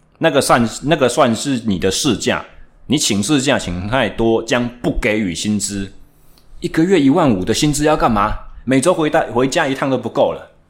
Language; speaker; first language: Chinese; native; Chinese